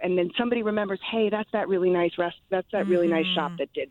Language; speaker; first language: English; native; English